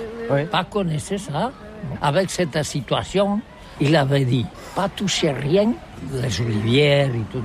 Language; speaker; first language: French; non-native, learner; Catalan